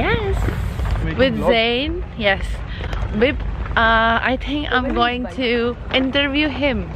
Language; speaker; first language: English; non-native, fluent; Indonesian